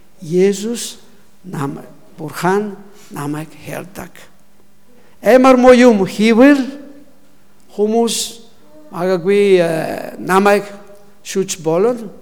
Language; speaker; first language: Mongolian; non-native, learner; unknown